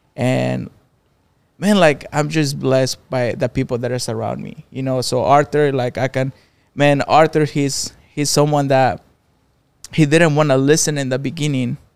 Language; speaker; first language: English; non-native, fluent; Spanish